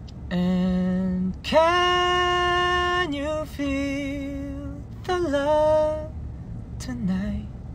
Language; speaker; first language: English; early bilingual, other home language; Korean